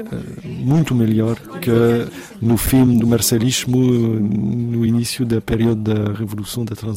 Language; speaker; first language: Portuguese; non-native, fluent; French